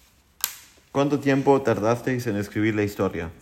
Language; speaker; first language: Spanish; non-native, learner; German